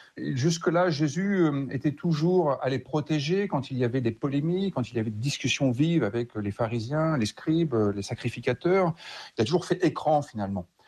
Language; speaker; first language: French; native; French